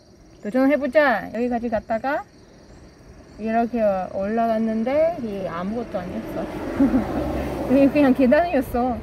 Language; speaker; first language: Korean; non-native, learner; Russian